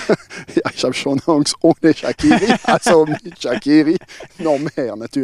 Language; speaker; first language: German; non-native, local second language; French